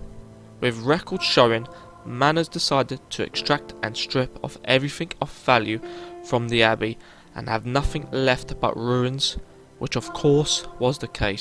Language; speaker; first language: English; non-native, fluent; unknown